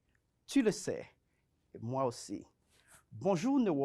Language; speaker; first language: French; non-native, fluent; Spanish